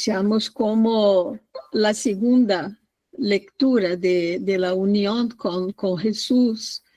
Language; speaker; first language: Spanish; non-native, fluent; Portuguese